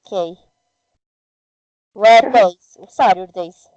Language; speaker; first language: English; non-native, fluent; Spanish